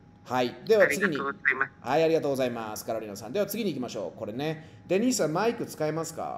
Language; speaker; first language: Japanese; non-native, fluent; Spanish